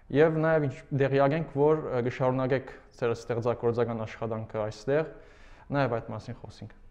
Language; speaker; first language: Armenian; early bilingual, heritage; Armenian